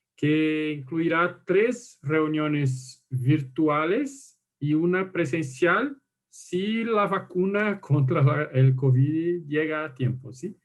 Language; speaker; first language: Spanish; non-native, fluent; Portuguese